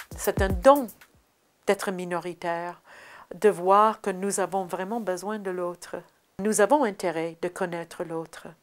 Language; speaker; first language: French; non-native, fluent; English